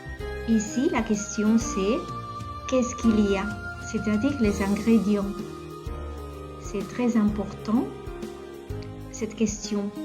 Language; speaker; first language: French; non-native, fluent; Catalan